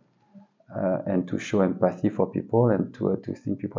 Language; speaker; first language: English; non-native, fluent; French